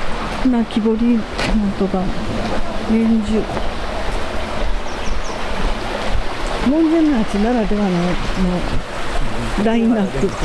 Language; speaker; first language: Japanese; native; Japanese